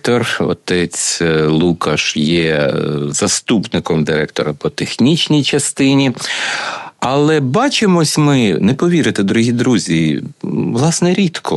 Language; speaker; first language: Ukrainian; native; Ukrainian